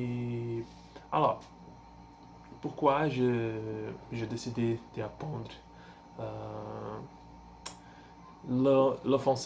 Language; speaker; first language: French; non-native, learner; Portuguese